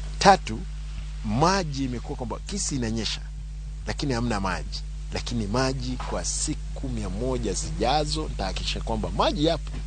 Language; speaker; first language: Swahili; non-native, local second language; Gusii